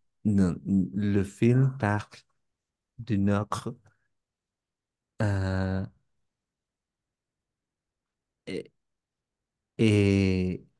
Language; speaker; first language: French; non-native, learner; English